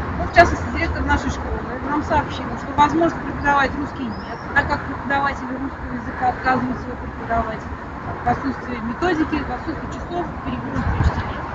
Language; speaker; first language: Russian; native; Russian